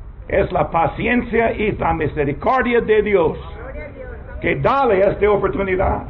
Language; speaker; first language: Spanish; non-native, learner; English